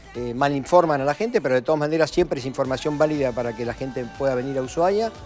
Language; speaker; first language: Spanish; native; Spanish